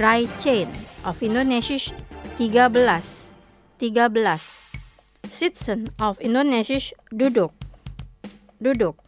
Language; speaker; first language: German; non-native, fluent; Indonesian